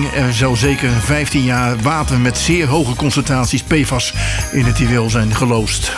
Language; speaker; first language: Dutch; native; Dutch